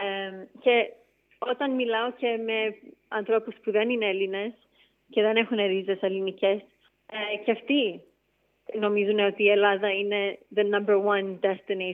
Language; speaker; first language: Greek; early bilingual, heritage; English